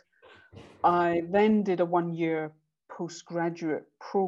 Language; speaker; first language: English; native; English